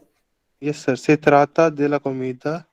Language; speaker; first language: Spanish; non-native, learner; Hindi